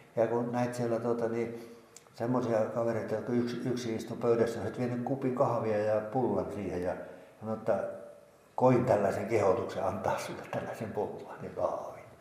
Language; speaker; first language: Finnish; native; Finnish